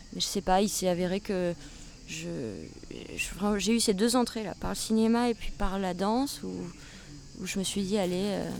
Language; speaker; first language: French; native; French